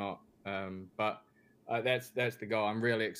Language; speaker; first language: English; native; English